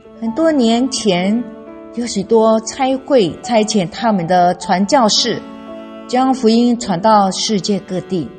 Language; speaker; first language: Chinese; non-native, local second language; Amis